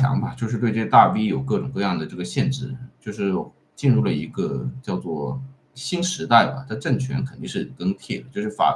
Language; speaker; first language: Chinese; native; Chinese